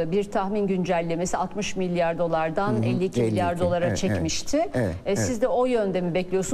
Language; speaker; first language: Turkish; native; Turkish